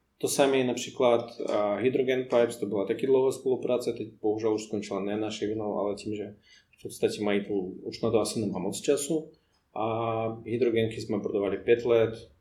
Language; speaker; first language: Czech; non-native, fluent; Russian